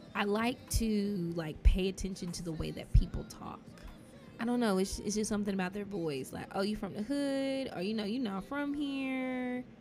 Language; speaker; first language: English; native; English